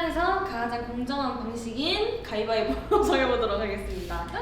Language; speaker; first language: Korean; native; Korean